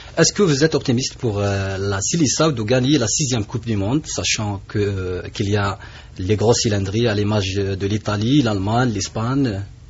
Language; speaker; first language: French; non-native, local second language; Arabic